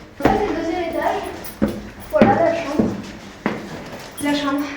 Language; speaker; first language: French; native; French